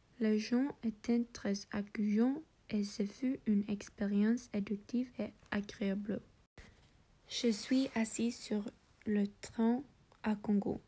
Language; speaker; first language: French; non-native, learner; English